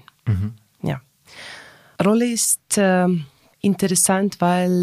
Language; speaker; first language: German; non-native, learner; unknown